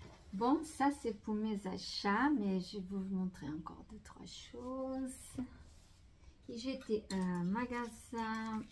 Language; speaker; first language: French; non-native, fluent; Portuguese